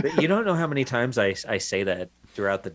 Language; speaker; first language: English; native; English